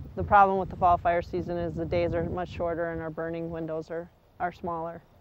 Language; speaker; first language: English; native; English